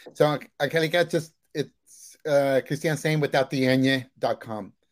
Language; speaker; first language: English; early bilingual, other home language; Spanish